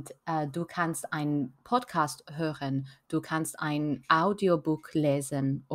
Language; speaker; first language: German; non-native, learner; French